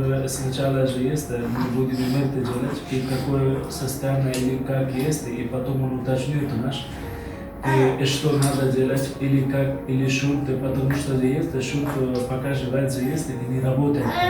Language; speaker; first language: Russian; non-native, learner; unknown